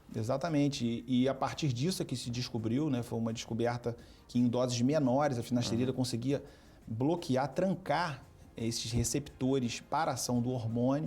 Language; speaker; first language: Portuguese; native; Portuguese